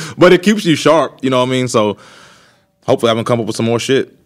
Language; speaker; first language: English; native; English